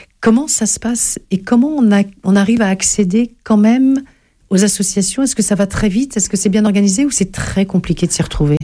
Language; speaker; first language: French; native; French